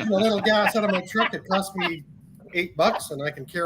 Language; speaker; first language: English; native; English